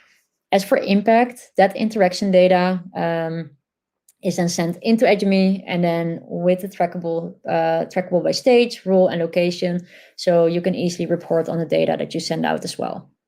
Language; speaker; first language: English; non-native, fluent; Dutch